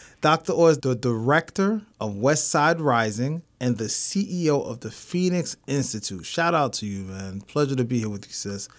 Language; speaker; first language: English; native; English